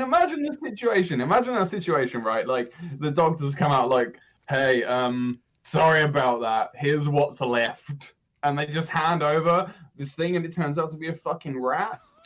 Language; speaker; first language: English; native; English